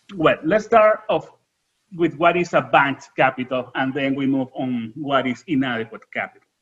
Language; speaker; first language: English; non-native, fluent; Spanish